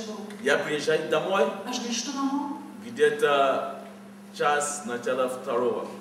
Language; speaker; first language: Russian; non-native, fluent; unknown